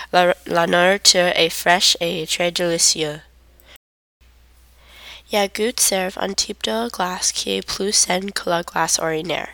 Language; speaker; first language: French; non-native, learner; English